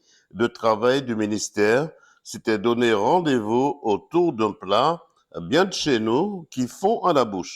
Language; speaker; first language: French; native; French